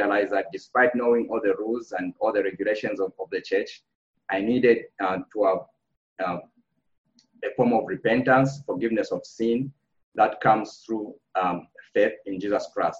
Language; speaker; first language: English; non-native, local second language; Bemba